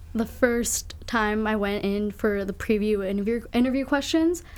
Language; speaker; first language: English; native; English